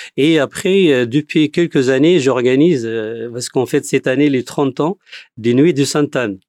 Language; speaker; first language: French; non-native, fluent; Arabic